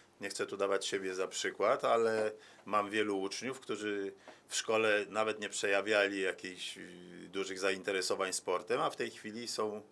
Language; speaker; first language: Polish; native; Polish